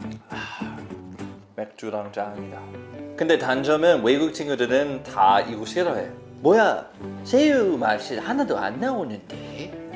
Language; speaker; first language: Korean; non-native, fluent; English